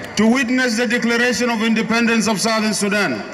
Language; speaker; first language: English; non-native, fluent; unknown